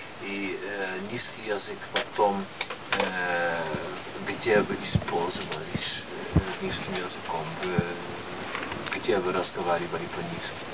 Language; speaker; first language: Russian; non-native, fluent; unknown